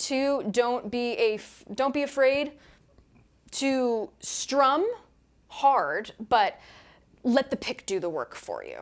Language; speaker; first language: English; native; English